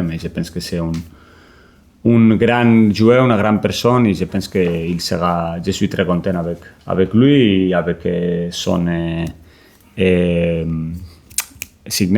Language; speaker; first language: French; non-native, learner; Spanish